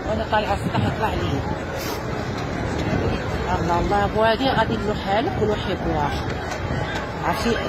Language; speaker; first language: Arabic; native; Arabic